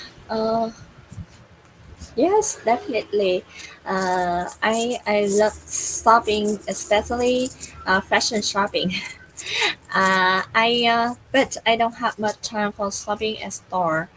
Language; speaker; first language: English; non-native, learner; Vietnamese